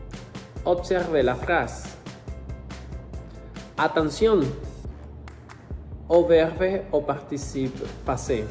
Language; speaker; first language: French; non-native, fluent; Spanish